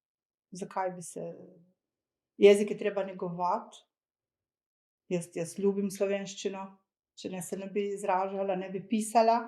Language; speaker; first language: Slovenian; early bilingual, other home language; Croatian